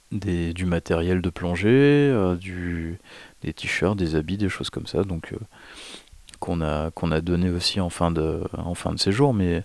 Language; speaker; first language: French; native; French